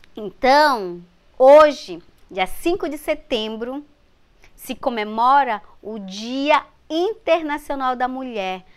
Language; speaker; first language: Portuguese; native; Portuguese